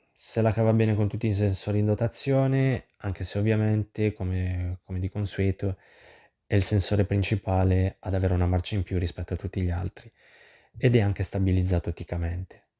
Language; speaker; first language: Italian; native; Italian